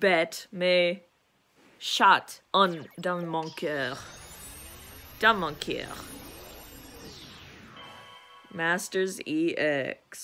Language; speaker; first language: French; non-native, learner; English